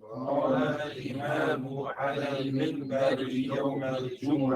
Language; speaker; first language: Arabic; non-native, learner; English